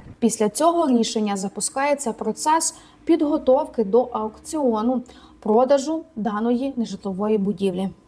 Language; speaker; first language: Ukrainian; native; Ukrainian